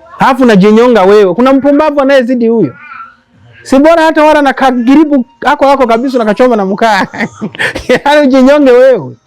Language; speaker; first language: Swahili; native; Swahili